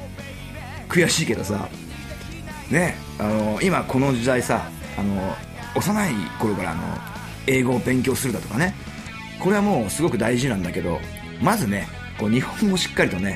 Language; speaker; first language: Japanese; native; Japanese